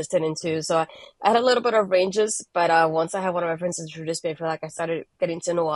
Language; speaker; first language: English; non-native, fluent; Spanish